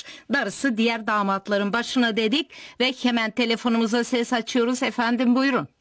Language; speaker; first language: Turkish; native; Turkish